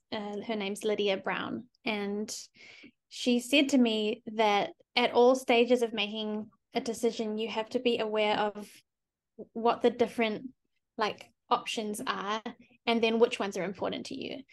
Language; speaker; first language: English; native; English